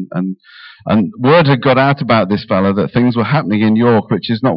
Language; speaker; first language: English; native; English